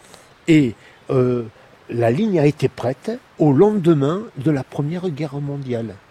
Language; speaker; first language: French; native; French